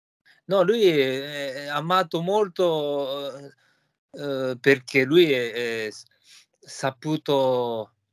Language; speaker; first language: Italian; non-native, fluent; Japanese